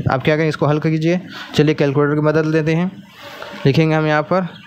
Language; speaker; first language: Hindi; native; Hindi